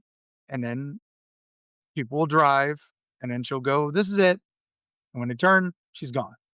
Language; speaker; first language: English; native; English